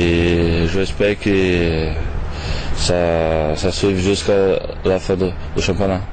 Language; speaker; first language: French; non-native, fluent; Portuguese